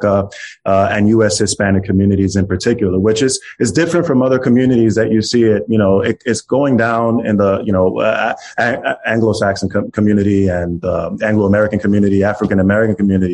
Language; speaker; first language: English; native; English